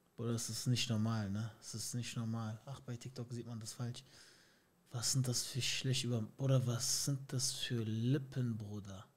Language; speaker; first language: German; early bilingual, other home language; Turkish